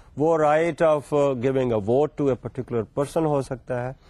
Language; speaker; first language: English; non-native, local second language; Urdu